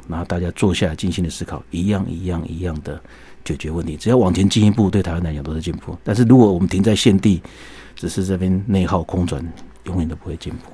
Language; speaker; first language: Chinese; native; Chinese